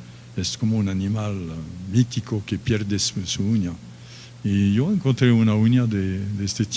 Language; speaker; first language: Spanish; non-native, fluent; French